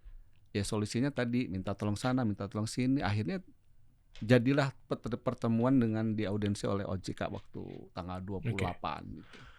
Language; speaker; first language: Indonesian; native; Indonesian